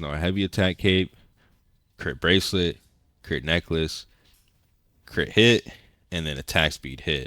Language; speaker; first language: English; native; English